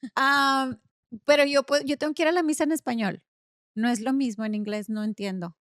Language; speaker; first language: Spanish; early bilingual, other home language; English